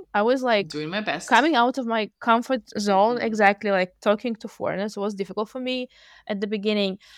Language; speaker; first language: English; non-native, fluent; Russian